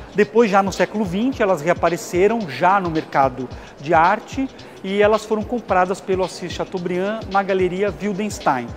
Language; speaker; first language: Portuguese; native; Portuguese